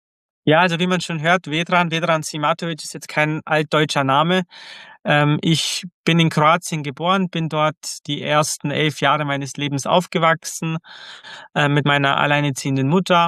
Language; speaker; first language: German; early bilingual, other home language; Croatian